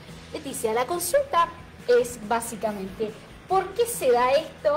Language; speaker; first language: Spanish; native; Spanish